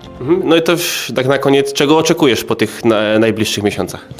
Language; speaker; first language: Polish; native; Polish